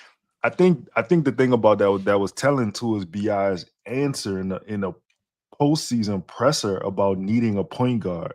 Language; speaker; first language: English; native; English